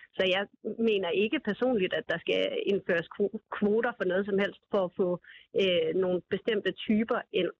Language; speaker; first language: Danish; early bilingual, other home language; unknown